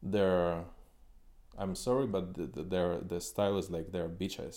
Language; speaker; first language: English; non-native, fluent; Ukrainian